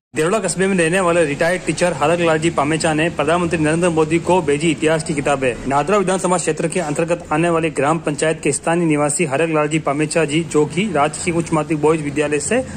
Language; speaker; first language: Hindi; native; Hindi